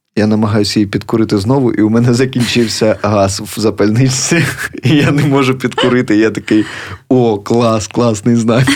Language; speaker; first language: Ukrainian; native; Ukrainian